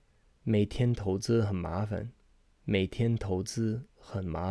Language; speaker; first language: Chinese; non-native, fluent; English